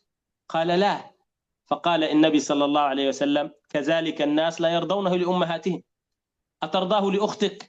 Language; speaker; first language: Arabic; native; Arabic